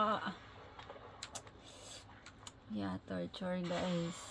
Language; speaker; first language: English; non-native, local second language; Filipino